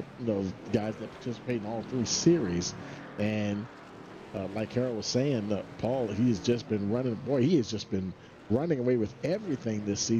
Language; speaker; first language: English; native; English